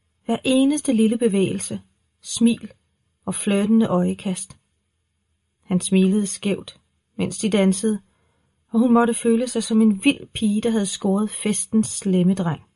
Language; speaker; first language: Danish; native; Danish